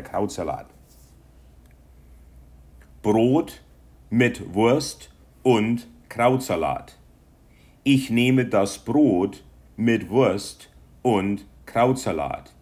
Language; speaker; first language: German; non-native, fluent; English